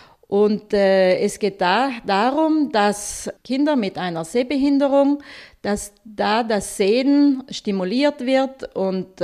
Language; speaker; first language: German; native; German